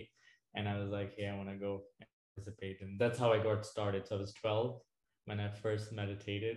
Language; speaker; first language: English; non-native, local second language; Hindi